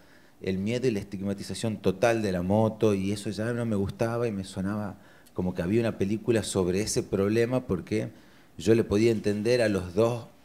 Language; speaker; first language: Spanish; native; Spanish